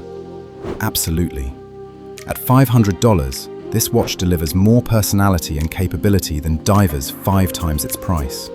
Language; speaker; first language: English; native; English